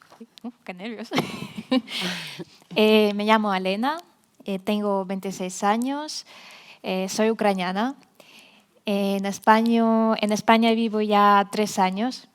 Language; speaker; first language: Spanish; non-native, fluent; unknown